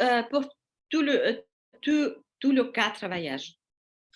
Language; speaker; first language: French; non-native, learner; Russian